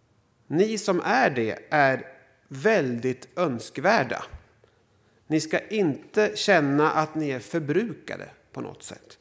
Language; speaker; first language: Swedish; native; Swedish